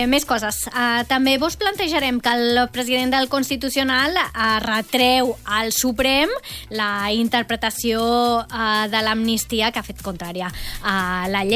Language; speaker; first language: Catalan; native; Catalan